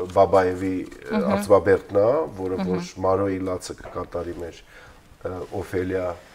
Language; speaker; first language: Armenian; native; Armenian